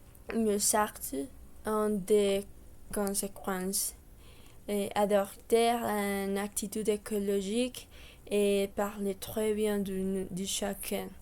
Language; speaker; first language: French; non-native, learner; Spanish